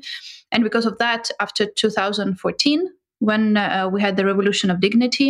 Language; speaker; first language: English; non-native, fluent; Ukrainian